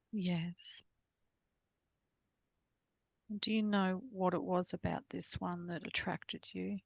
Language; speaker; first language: English; native; English